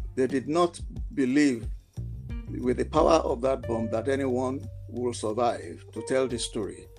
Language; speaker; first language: English; non-native, local second language; Yoruba